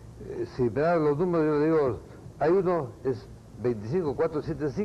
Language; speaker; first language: Spanish; native; Spanish